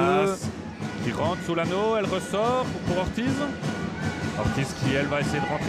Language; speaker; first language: French; native; French